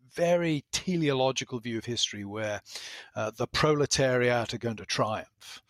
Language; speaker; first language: English; native; English